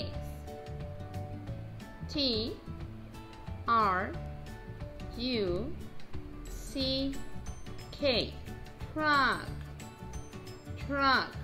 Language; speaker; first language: English; non-native, fluent; Spanish